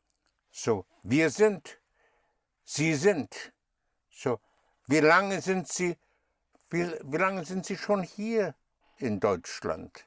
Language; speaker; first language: German; non-native, fluent; English